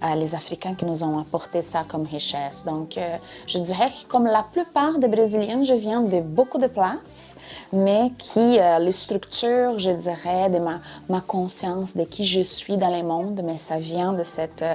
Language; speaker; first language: French; non-native, fluent; Portuguese